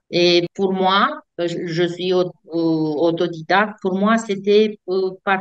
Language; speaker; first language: French; non-native, fluent; Romanian